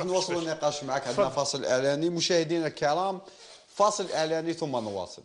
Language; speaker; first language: Arabic; native; Arabic